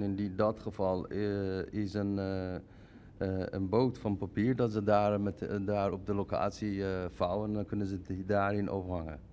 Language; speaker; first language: Dutch; non-native, fluent; Persian